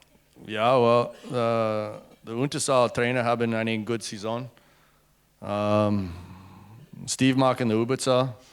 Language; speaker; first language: German; non-native, learner; English